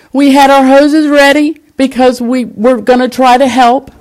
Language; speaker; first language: English; native; English